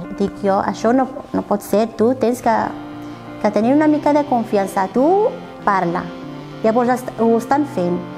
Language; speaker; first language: Catalan; non-native, learner; Arabic